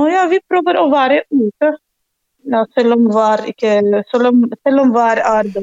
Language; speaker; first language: Norwegian; non-native, learner; Arabic